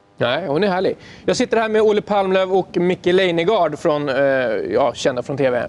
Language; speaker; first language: Swedish; native; Swedish